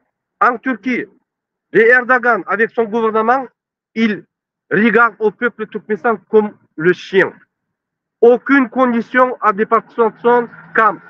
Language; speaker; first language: French; non-native, learner; Turkmen